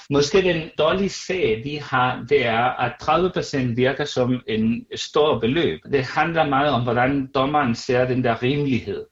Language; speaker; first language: Danish; non-native, fluent; Spanish